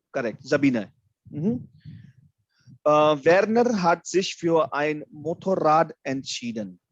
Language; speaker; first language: German; non-native, fluent; Hindi